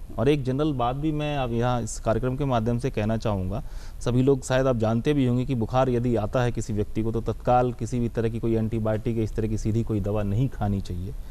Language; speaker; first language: Hindi; native; Hindi